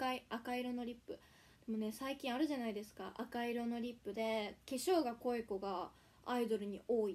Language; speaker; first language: Japanese; native; Japanese